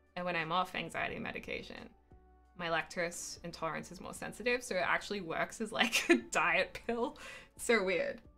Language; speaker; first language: English; native; English